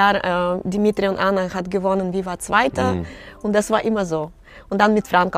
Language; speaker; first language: German; non-native, fluent; Russian